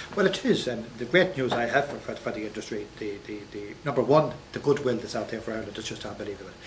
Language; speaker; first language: English; native; English